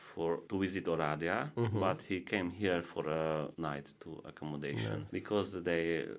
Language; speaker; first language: English; non-native, learner; Hungarian